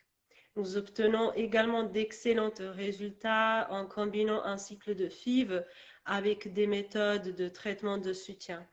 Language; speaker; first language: French; non-native, learner; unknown